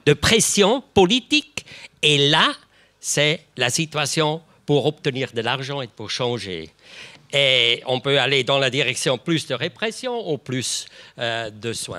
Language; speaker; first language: French; non-native, local second language; German